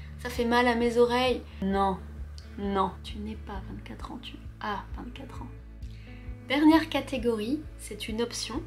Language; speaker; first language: French; native; French